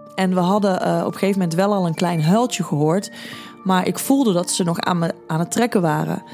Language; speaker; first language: Dutch; native; Dutch